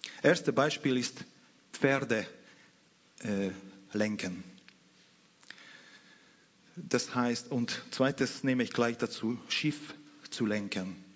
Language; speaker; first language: German; non-native, fluent; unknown